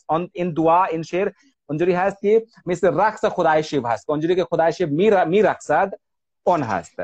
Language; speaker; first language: Persian; non-native, fluent; Hindi